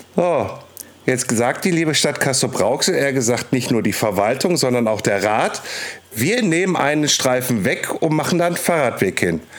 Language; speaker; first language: German; native; German